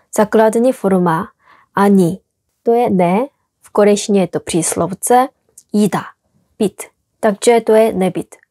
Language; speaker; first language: Czech; non-native, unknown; Korean